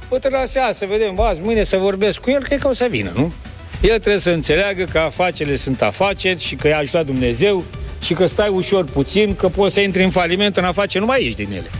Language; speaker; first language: Romanian; native; Romanian